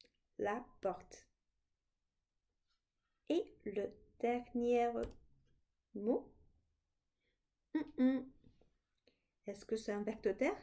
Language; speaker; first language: French; non-native, fluent; Chinese